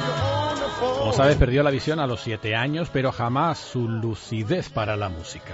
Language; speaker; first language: Spanish; native; Spanish